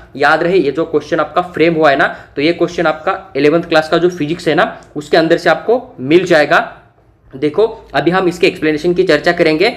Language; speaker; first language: Hindi; non-native, local second language; Marathi